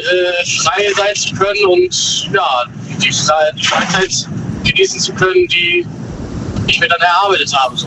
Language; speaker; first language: German; native; German